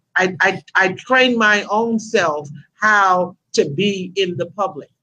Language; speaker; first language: English; native; English